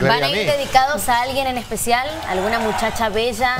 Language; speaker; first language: Spanish; native; Spanish